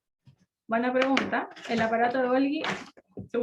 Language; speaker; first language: Spanish; native; Spanish